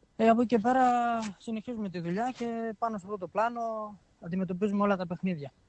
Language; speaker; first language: Greek; native; Greek